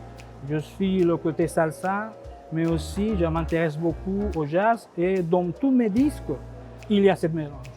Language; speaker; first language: French; non-native, fluent; Spanish